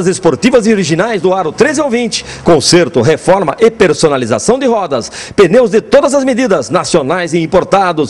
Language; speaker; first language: Portuguese; native; Portuguese